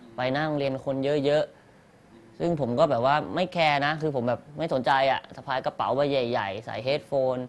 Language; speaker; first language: Thai; native; Thai